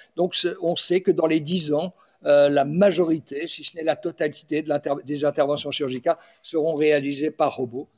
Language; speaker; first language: French; native; French